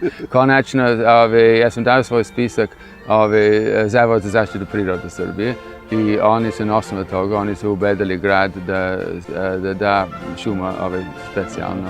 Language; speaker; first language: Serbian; non-native, fluent; English